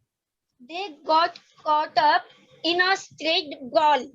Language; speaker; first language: English; non-native, learner; Hindi